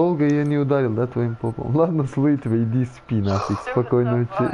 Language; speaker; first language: Russian; non-native, learner; Turkish